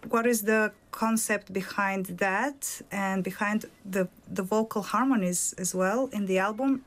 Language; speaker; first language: English; non-native, fluent; Bulgarian